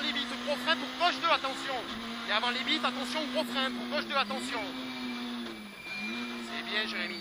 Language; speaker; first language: French; native; French